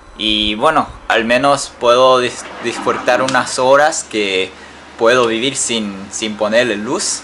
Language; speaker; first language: Spanish; non-native, learner; Japanese